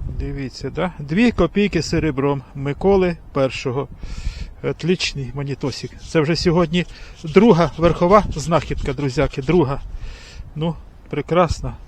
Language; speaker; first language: Ukrainian; native; Ukrainian